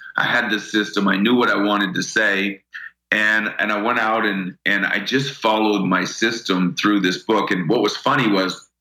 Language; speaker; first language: English; native; English